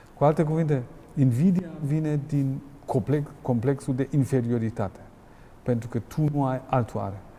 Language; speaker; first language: Romanian; non-native, fluent; German